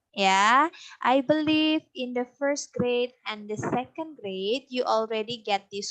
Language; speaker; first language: English; non-native, fluent; Indonesian